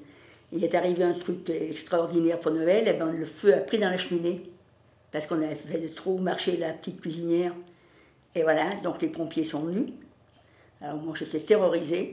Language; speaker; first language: French; native; French